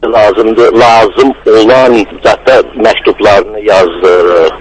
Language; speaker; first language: Azerbaijani; native; Azerbaijani